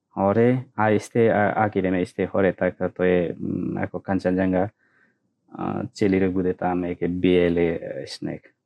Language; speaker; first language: Slovak; non-native, learner; Nepali